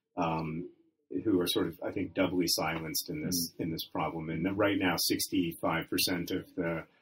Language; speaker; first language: English; native; English